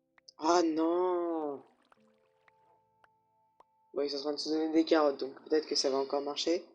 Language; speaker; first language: French; native; French